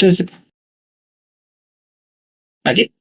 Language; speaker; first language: Spanish; native; Spanish